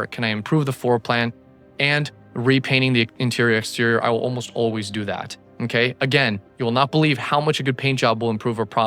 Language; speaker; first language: English; native; English